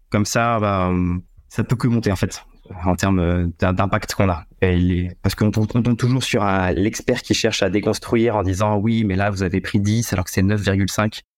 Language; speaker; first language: French; native; French